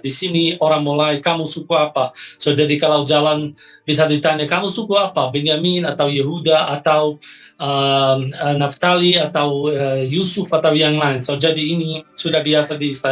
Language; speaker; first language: Indonesian; non-native, fluent; Arabic